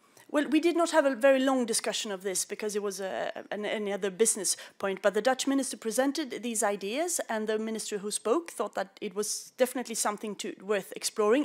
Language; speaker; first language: English; non-native, fluent; Swedish